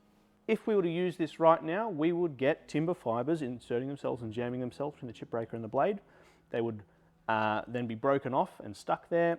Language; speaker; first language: English; native; English